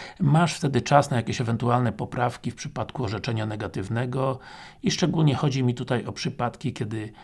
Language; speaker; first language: Polish; native; Polish